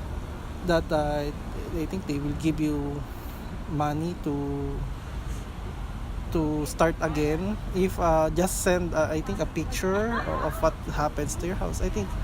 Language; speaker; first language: English; non-native, learner; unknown